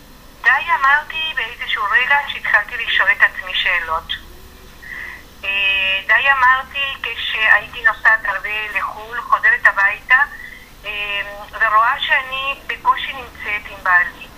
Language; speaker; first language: Hebrew; non-native, fluent; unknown